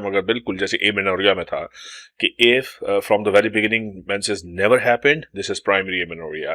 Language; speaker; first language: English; non-native, local second language; Urdu